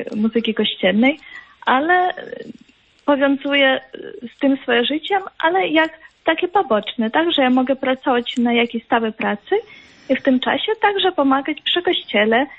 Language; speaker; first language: Polish; non-native, fluent; Ukrainian